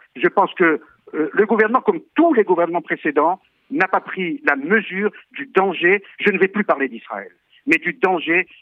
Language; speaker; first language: French; native; French